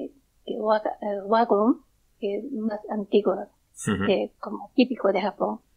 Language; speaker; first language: Spanish; non-native, learner; Japanese